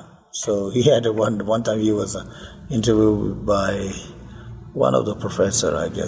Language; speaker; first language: English; non-native, local second language; Tibetan